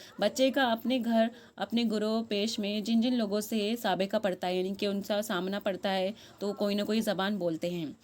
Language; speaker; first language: Urdu; native; Urdu